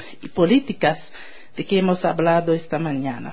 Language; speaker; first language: Spanish; non-native, fluent; Haitian Creole